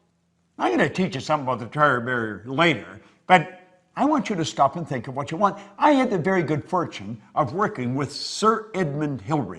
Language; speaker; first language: English; native; English